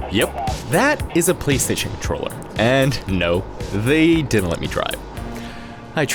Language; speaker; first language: English; native; English